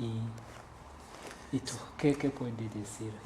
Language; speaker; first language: Spanish; non-native, learner; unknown